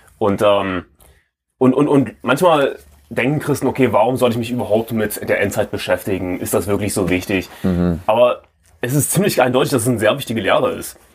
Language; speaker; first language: German; native; German